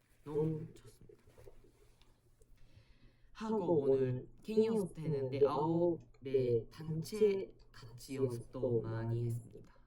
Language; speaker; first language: Korean; non-native, learner; Japanese